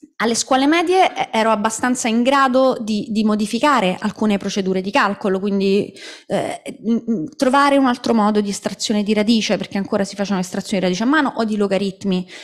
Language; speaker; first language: Italian; native; Italian